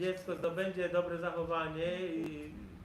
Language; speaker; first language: Polish; native; Polish